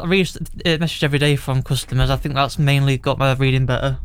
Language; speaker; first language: English; native; English